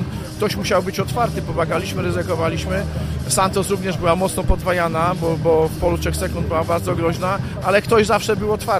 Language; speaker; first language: Polish; native; Polish